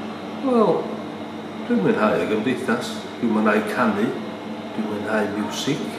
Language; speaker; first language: Welsh; native; Welsh